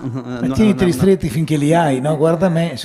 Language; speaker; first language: Italian; native; Italian